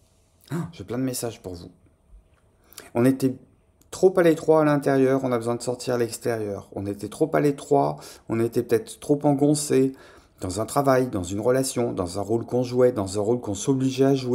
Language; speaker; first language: French; native; French